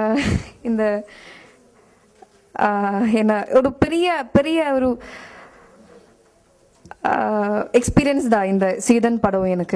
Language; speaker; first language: Tamil; non-native, fluent; Malayalam